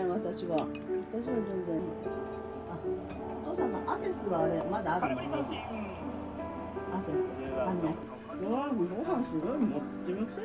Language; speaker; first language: Japanese; native; Japanese